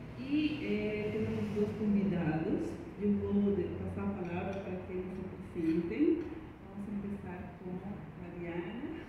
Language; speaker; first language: Portuguese; non-native, fluent; Spanish